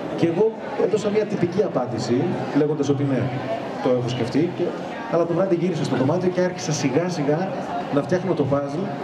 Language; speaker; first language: Greek; native; Greek